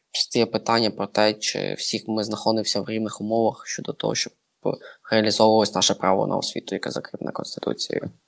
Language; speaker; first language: Ukrainian; native; Ukrainian